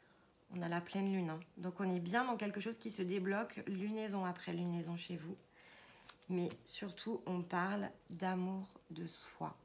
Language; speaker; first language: French; native; French